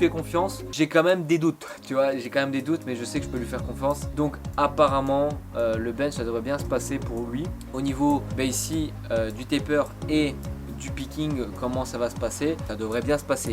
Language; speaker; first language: French; native; French